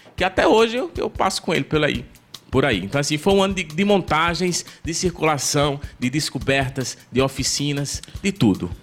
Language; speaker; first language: Portuguese; native; Portuguese